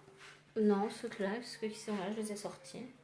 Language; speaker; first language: French; native; French